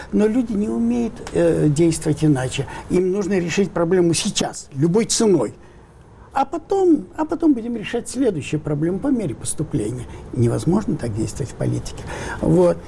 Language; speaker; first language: Russian; non-native, local second language; Ukrainian